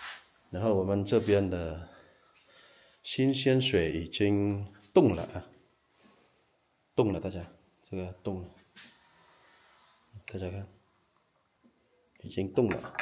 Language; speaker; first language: Chinese; non-native, learner; Vietnamese